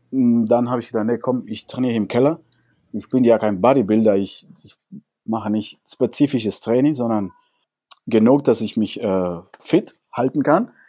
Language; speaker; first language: German; non-native, fluent; Spanish